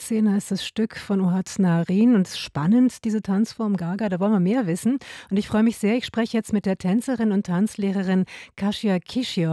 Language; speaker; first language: German; native; German